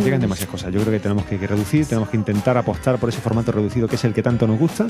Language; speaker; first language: Spanish; native; Spanish